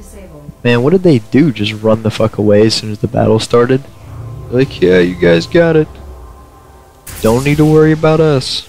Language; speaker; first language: English; native; English